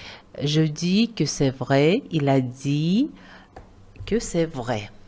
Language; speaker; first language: French; non-native, fluent; Uzbek